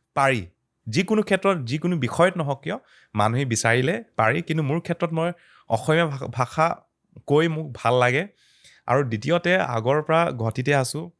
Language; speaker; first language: Assamese; non-native, local second language; Karbi